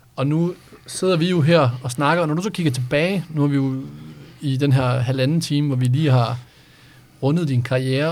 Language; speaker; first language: Danish; early bilingual, other home language; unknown